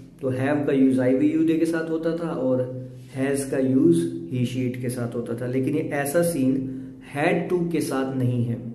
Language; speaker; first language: Hindi; native; Hindi